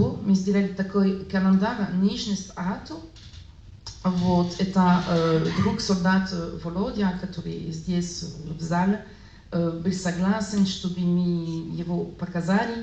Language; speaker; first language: Russian; non-native, learner; French